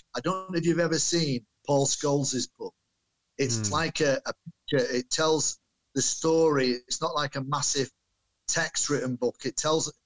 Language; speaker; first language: English; native; English